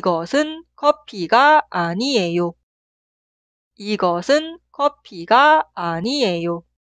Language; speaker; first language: Korean; non-native, fluent; Spanish